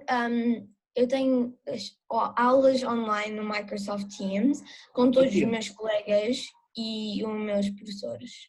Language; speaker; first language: Portuguese; early bilingual, heritage; Portuguese